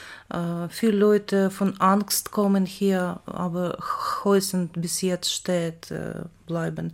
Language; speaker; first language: German; non-native, learner; Ukrainian